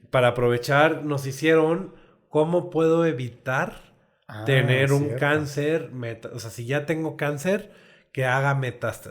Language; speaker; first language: Spanish; native; Spanish